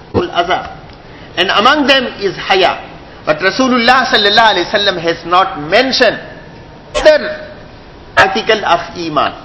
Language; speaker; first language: English; non-native, local second language; Urdu